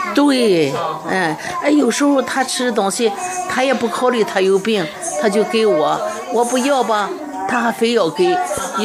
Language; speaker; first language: Chinese; native; Chinese